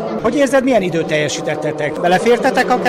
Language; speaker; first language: Hungarian; native; Hungarian